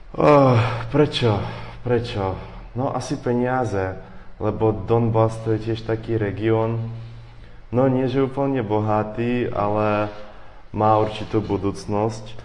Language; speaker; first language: Slovak; non-native, fluent; Russian